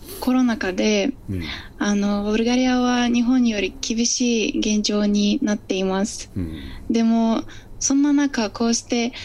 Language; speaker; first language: Japanese; non-native, fluent; Bulgarian